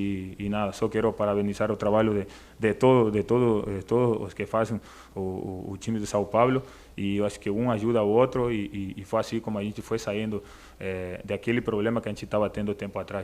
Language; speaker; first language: Portuguese; non-native, fluent; Spanish